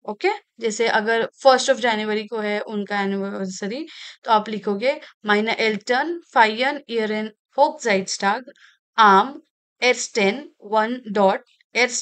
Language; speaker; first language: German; non-native, fluent; Hindi